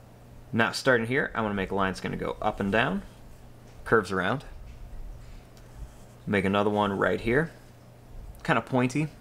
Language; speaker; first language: English; native; English